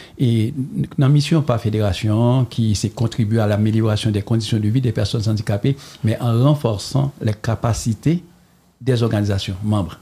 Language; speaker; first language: French; non-native, local second language; Haitian Creole